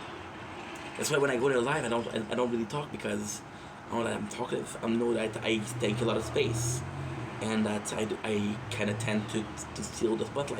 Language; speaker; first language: English; non-native, local second language; French